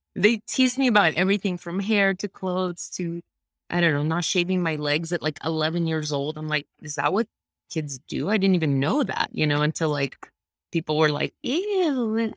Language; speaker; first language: English; early bilingual, other home language; Russian